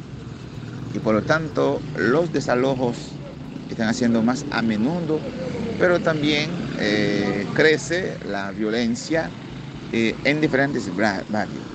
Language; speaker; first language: Spanish; non-native, fluent; Haitian Creole